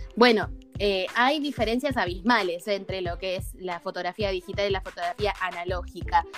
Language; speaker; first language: Spanish; native; Spanish